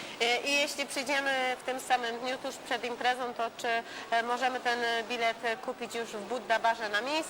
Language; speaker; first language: Polish; native; Polish